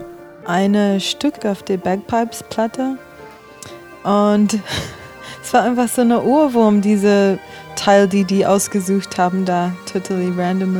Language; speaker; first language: German; non-native, fluent; English